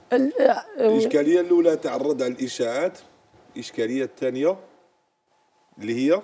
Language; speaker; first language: Arabic; native; Arabic